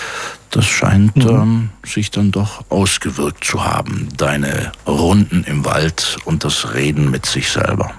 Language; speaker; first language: German; native; German